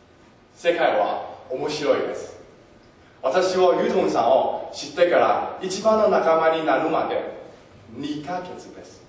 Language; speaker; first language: Japanese; non-native, learner; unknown